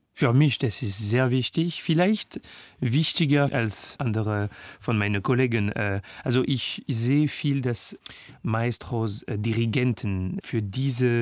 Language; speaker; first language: German; non-native, fluent; French